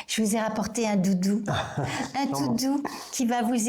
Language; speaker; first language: French; native; French